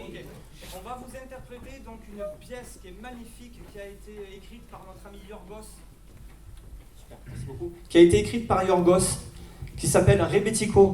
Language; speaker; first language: French; native; French